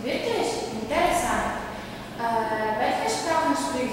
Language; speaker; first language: German; non-native, learner; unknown